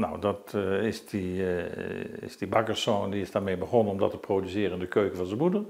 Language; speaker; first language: Dutch; native; Dutch